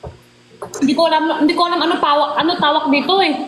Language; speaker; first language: Filipino; non-native, learner; Korean